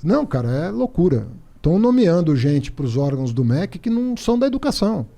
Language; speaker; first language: Portuguese; native; Portuguese